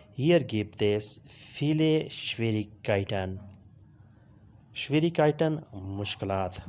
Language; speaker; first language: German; non-native, learner; Urdu